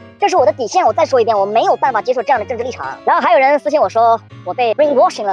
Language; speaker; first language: Chinese; native; Chinese